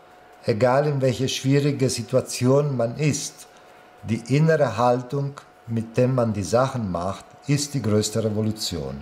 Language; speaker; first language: German; non-native, fluent; Italian